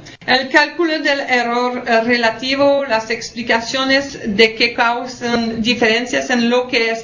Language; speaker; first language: Spanish; non-native, fluent; French